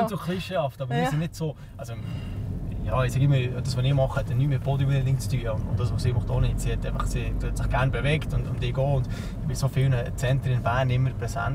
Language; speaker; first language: German; native; German